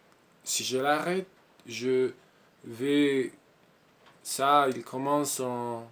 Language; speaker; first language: French; non-native, learner; Spanish